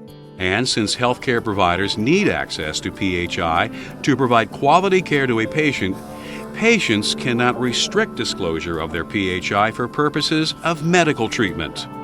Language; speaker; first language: English; native; English